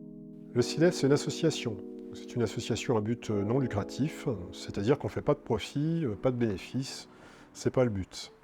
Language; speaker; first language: French; native; French